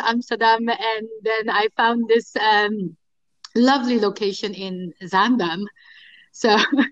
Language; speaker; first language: English; non-native, fluent; Korean